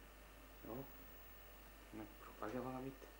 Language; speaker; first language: Hungarian; non-native, learner; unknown